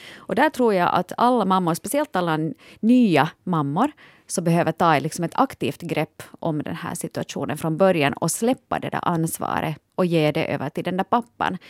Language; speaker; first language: Swedish; native; Swedish